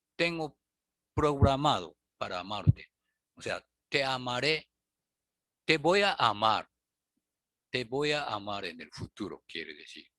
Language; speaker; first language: Spanish; non-native, fluent; Japanese